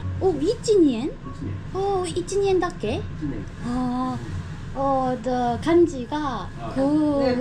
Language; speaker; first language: Japanese; non-native, learner; Korean